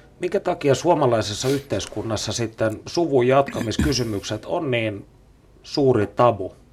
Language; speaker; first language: Finnish; native; Finnish